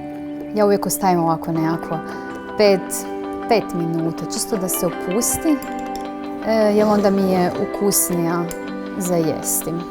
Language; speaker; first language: Croatian; native; Croatian